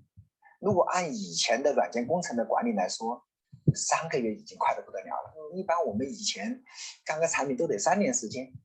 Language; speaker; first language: Chinese; native; Chinese